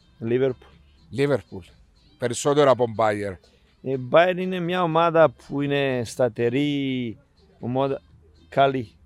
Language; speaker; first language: Greek; non-native, learner; Serbian